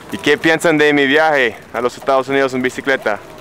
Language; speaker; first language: Spanish; non-native, fluent; English